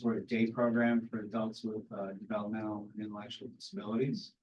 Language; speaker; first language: English; native; English